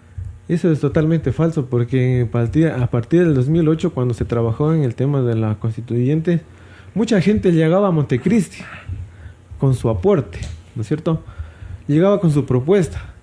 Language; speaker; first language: Spanish; native; Spanish